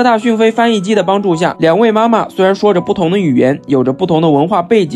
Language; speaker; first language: Chinese; native; Chinese